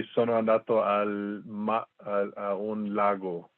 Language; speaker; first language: Italian; non-native, learner; English